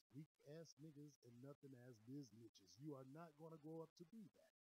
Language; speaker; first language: English; native; English